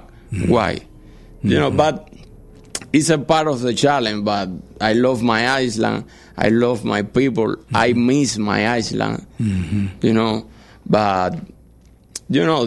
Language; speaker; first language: English; non-native, fluent; Spanish